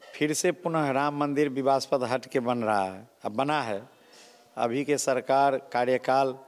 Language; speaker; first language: Hindi; non-native, local second language; Maithili